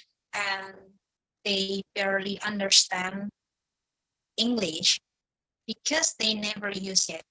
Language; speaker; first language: English; non-native, fluent; Indonesian